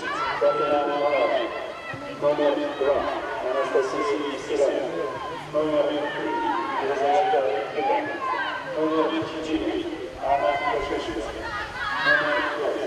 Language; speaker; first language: Russian; native; Russian